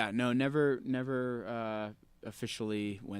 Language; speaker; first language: English; native; English